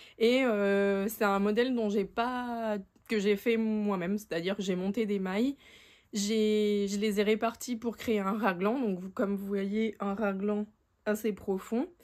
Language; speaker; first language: French; native; French